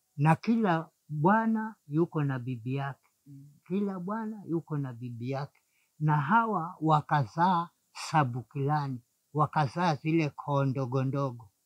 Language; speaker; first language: Swahili; non-native, local second language; Giryama